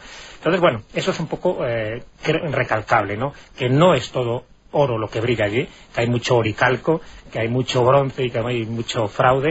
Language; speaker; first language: Spanish; native; Spanish